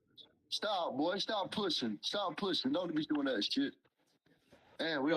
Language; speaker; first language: English; native; English